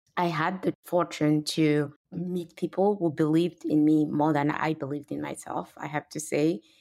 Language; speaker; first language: English; non-native, fluent; French